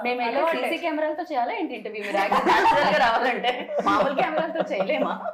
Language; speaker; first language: Telugu; native; Telugu